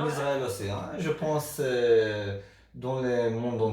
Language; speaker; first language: French; non-native, learner; Hebrew